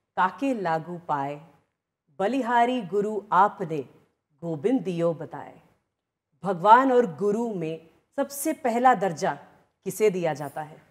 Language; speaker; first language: Hindi; native; Hindi